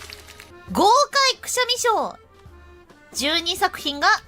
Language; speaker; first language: Japanese; native; Japanese